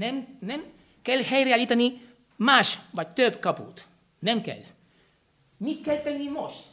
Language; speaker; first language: Hungarian; non-native, fluent; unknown